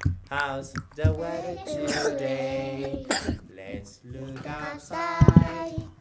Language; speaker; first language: English; non-native, fluent; Spanish